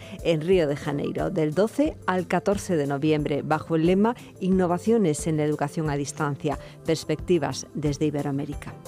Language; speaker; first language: Spanish; native; Spanish